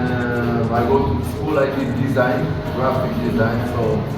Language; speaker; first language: English; non-native, learner; Kabuverdianu